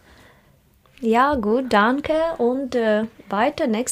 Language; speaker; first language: German; non-native, learner; Russian